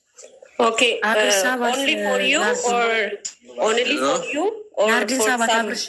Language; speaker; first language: English; non-native, learner; Amharic